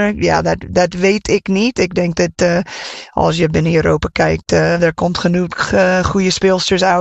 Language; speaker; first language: Dutch; non-native, fluent; English